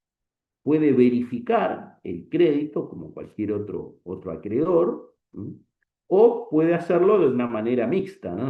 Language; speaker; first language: Spanish; native; Spanish